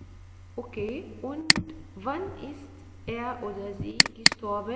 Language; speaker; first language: German; non-native, fluent; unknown